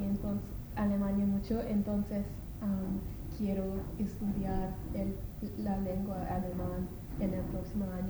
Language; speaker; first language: Spanish; non-native, learner; English